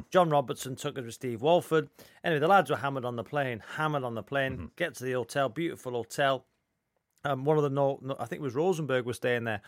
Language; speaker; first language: English; native; English